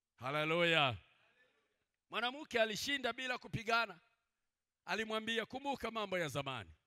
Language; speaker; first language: Swahili; non-native, local second language; Kinyarwanda